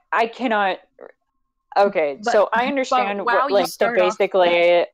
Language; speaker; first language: English; native; English